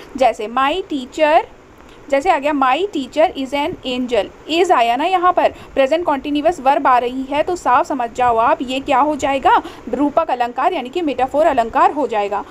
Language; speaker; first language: Hindi; native; Hindi